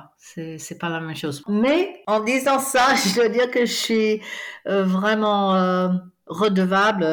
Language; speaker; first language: French; non-native, fluent; English